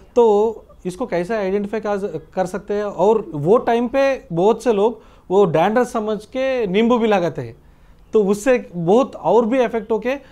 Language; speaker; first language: Hindi; non-native, local second language; Telugu